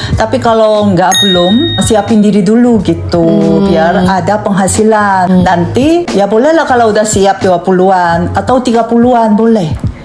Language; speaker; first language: Indonesian; non-native, fluent; Korean